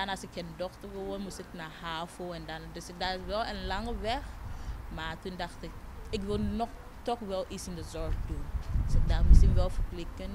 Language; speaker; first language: Dutch; non-native, fluent; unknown